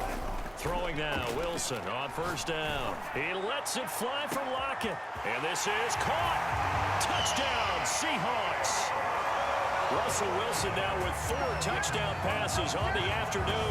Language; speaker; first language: English; native; English